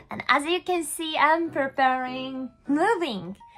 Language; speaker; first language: English; non-native, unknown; Japanese